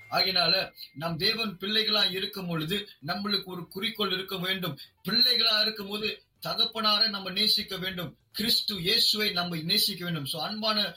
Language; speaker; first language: Tamil; non-native, local second language; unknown